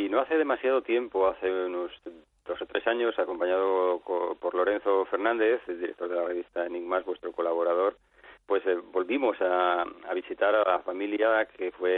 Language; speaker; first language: Spanish; native; Spanish